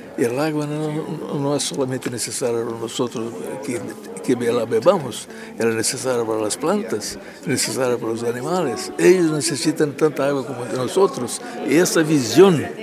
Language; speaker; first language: Spanish; non-native, fluent; Portuguese